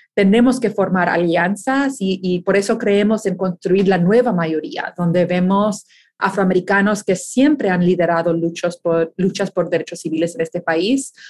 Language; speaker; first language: Spanish; early bilingual, heritage; Spanish